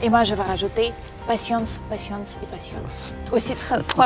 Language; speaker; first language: French; non-native, learner; Russian